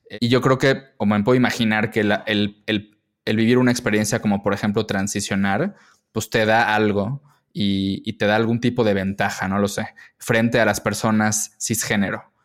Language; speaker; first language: Spanish; native; Spanish